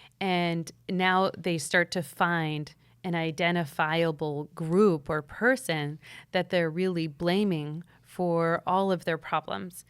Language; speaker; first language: English; native; English